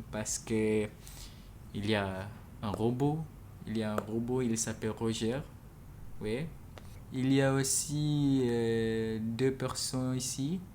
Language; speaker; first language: French; non-native, learner; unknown